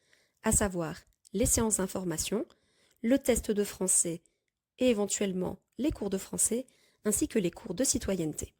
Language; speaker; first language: French; native; French